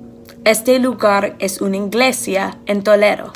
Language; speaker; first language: Spanish; non-native, learner; English